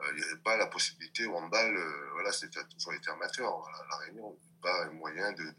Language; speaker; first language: French; non-native, local second language; Réunion Creole French